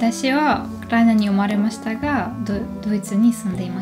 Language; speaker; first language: Japanese; non-native, learner; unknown